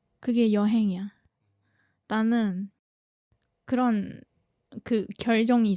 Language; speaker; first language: Korean; non-native, fluent; Thai